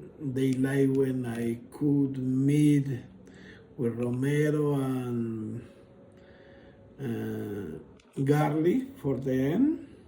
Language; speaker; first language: English; non-native, learner; Spanish